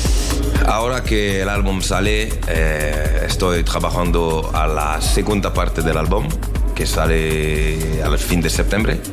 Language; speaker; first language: Spanish; non-native, learner; French